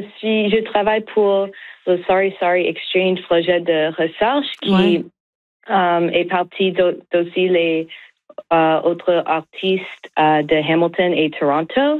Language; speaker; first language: French; non-native, learner; English